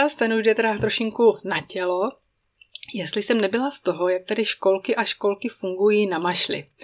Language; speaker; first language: Czech; native; Czech